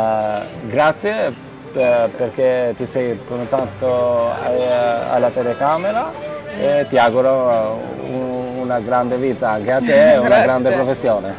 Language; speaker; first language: Italian; non-native, fluent; Albanian